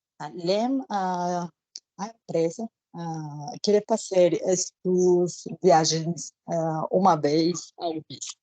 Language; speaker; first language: Portuguese; non-native, learner; Spanish